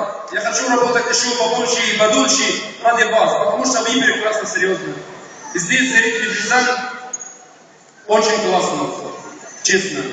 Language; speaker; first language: Russian; non-native, learner; Arabic